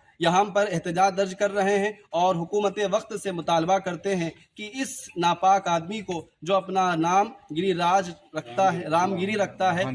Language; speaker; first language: Urdu; native; Urdu